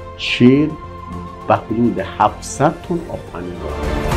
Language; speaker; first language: Persian; native; Persian